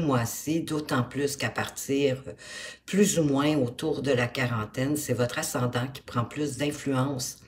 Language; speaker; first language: French; native; French